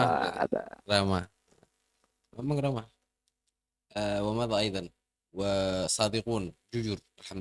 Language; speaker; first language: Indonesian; non-native, fluent; Arabic